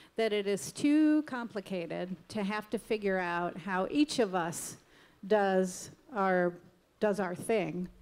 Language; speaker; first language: English; native; English